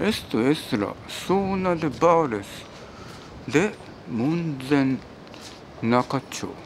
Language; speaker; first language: Spanish; non-native, learner; Japanese